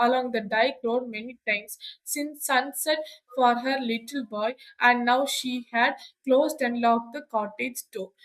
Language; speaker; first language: English; non-native, local second language; Tamil